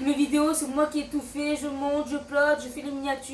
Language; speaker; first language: French; native; French